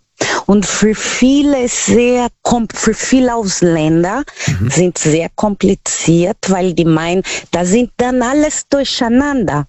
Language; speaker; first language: German; non-native, learner; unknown